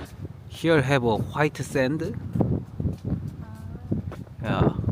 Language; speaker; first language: English; non-native, learner; Korean